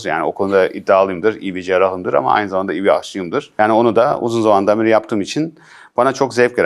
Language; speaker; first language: Turkish; early bilingual, heritage; Turkish